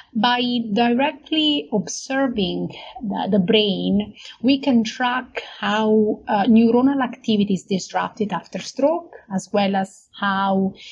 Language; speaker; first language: English; non-native, fluent; Italian